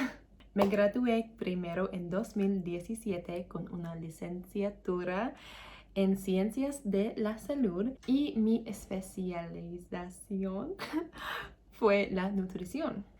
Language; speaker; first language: Spanish; non-native, learner; English